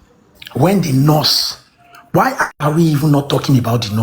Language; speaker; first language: English; non-native, local second language; Yoruba